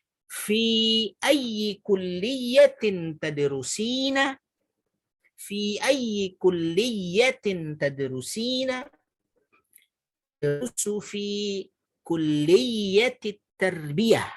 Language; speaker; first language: Arabic; non-native, fluent; Indonesian